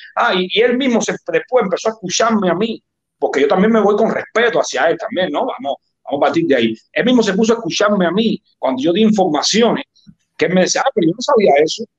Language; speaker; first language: Spanish; native; Spanish